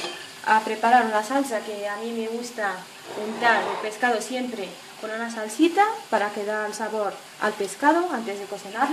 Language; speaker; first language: Spanish; non-native, fluent; Arabic